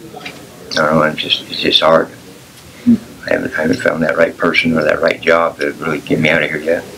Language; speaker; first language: English; native; English